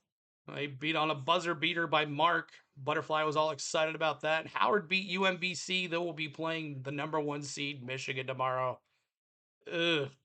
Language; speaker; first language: English; native; English